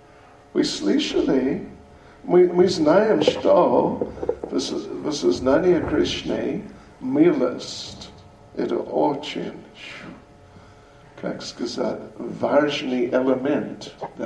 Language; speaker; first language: Russian; non-native, learner; English